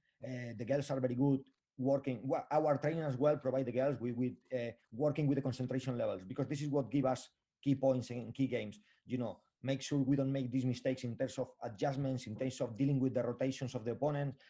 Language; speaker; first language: English; non-native, fluent; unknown